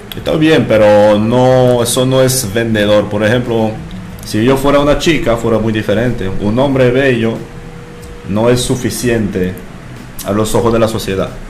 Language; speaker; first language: Spanish; non-native, fluent; French